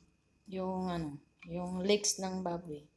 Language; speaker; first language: Filipino; native; Filipino